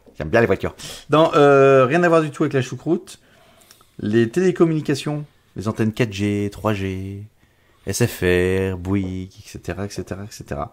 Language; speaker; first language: French; native; French